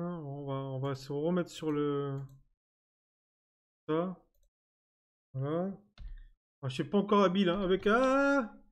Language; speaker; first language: French; native; French